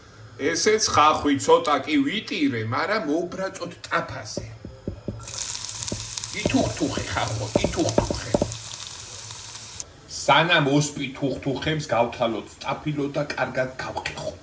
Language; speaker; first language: Georgian; native; Georgian